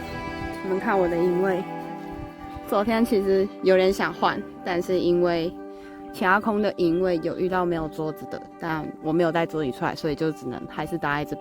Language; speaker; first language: Chinese; native; Chinese